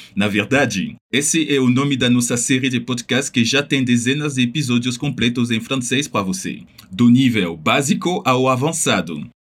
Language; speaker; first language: Portuguese; non-native, fluent; French